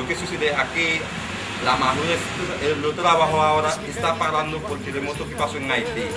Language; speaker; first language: Spanish; non-native, learner; Haitian Creole